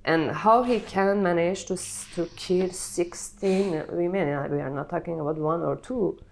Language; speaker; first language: English; non-native, fluent; Persian